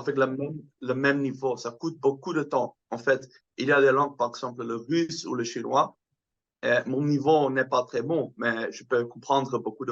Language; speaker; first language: French; non-native, fluent; Dutch